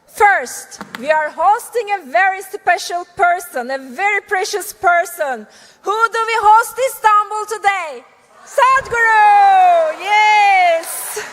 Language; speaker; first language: English; non-native, fluent; Turkish